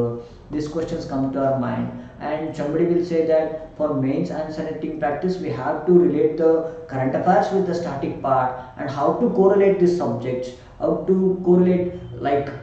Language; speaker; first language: English; non-native, local second language; Kannada